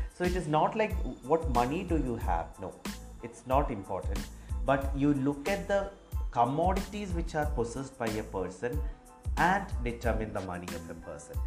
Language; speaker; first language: English; non-native, local second language; Malayalam